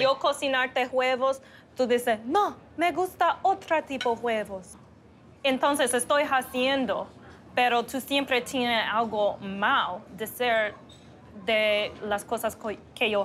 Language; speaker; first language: Spanish; non-native, learner; English